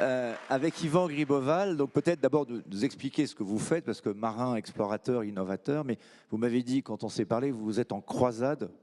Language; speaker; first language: French; native; French